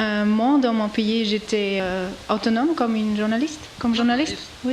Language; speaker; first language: French; non-native, learner; German